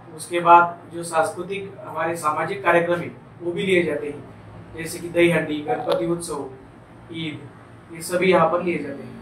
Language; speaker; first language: Hindi; non-native, local second language; Marathi